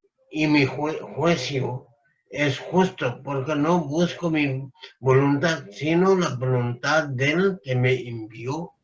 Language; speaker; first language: Spanish; non-native, fluent; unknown